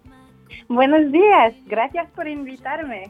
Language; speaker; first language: Spanish; non-native, fluent; French